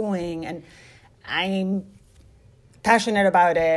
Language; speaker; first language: English; non-native, fluent; Spanish